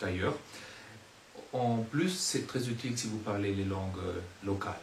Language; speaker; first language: French; non-native, fluent; German